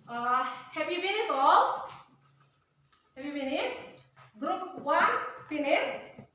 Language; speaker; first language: English; non-native, learner; Indonesian